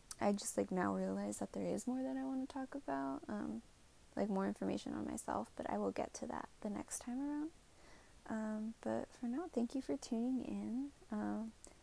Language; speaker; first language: English; native; English